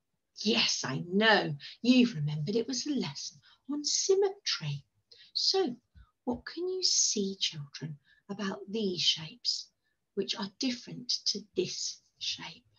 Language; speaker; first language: English; native; English